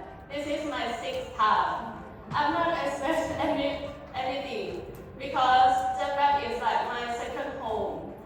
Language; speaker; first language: English; non-native, learner; Thai